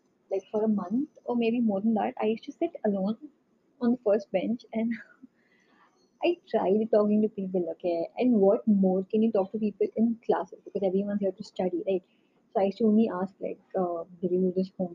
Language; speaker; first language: English; non-native, local second language; Hindi